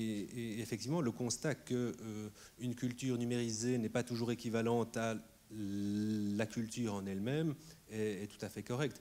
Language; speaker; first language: French; native; French